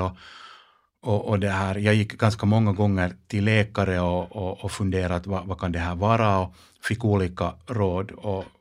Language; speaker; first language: Swedish; non-native, local second language; Finnish